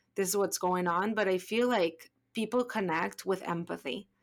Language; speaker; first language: English; non-native, fluent; Spanish